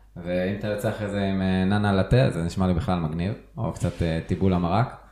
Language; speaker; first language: Hebrew; native; Hebrew